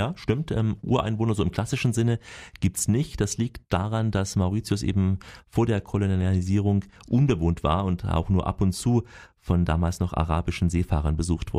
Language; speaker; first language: German; native; German